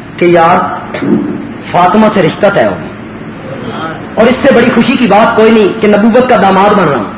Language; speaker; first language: Urdu; non-native, local second language; Punjabi